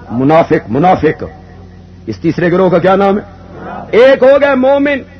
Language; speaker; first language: Urdu; non-native, local second language; Punjabi